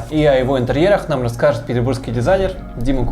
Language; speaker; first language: Russian; native; Russian